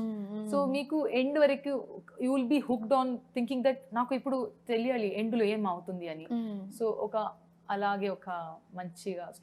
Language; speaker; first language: Telugu; non-native, local second language; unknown